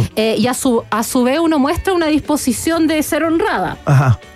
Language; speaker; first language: Spanish; native; Spanish